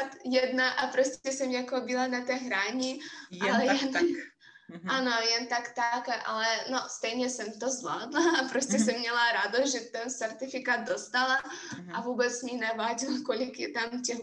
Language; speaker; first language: Czech; non-native, fluent; Russian